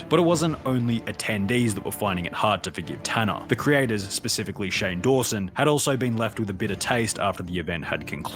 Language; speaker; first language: English; native; English